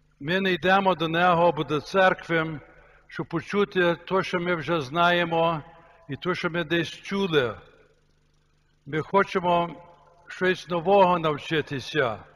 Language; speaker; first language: Ukrainian; early bilingual, heritage; Ukrainian